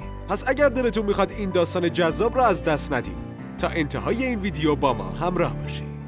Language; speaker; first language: Persian; native; Persian